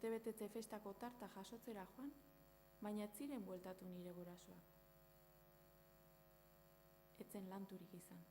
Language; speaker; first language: Basque; native; Basque